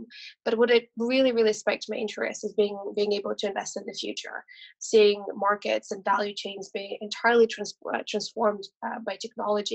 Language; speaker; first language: English; non-native, fluent; French